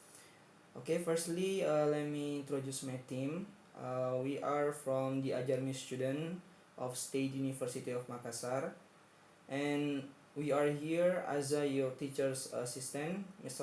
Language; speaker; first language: English; non-native, fluent; Indonesian